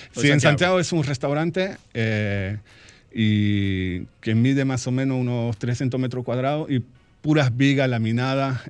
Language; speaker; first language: Spanish; early bilingual, heritage; Spanish